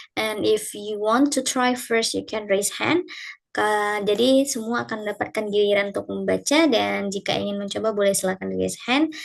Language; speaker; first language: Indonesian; native; Indonesian